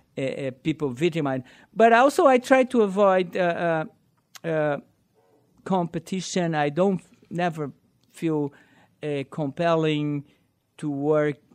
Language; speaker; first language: English; non-native, learner; Portuguese